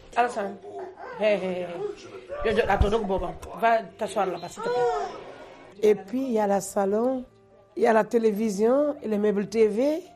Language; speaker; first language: French; non-native, local second language; Fula